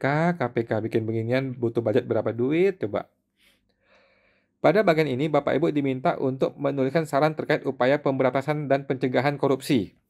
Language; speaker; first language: Indonesian; native; Indonesian